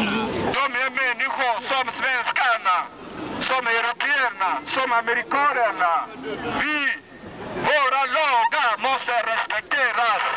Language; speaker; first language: Swedish; non-native, learner; French